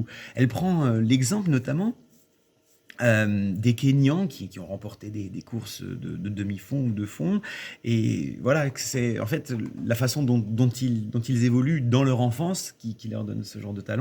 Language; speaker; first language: French; native; French